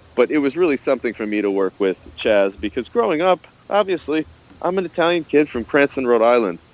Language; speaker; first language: English; native; English